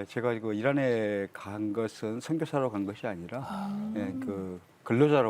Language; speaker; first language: Korean; native; Korean